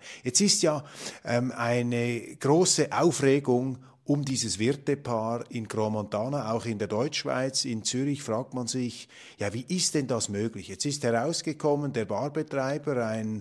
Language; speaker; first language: German; native; German